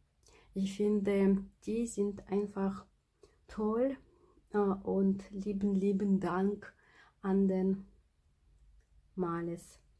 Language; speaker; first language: German; non-native, fluent; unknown